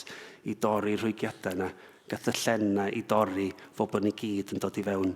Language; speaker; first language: Welsh; native; Welsh